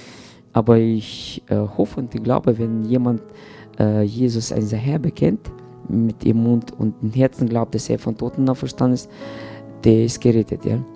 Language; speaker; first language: German; non-native, fluent; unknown